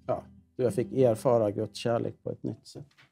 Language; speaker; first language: Swedish; native; Swedish